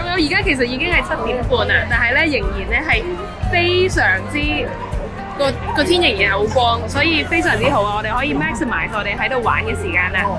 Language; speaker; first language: Chinese; native; Chinese